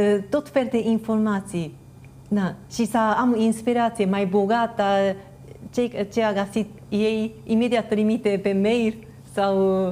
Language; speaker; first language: Romanian; non-native, fluent; Japanese